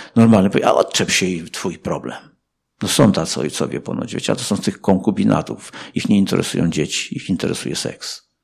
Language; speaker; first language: Polish; native; Polish